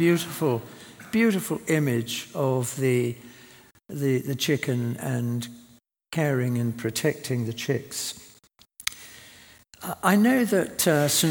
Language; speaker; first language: English; native; English